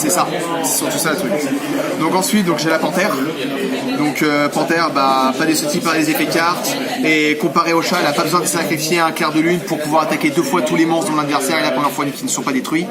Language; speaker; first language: French; native; French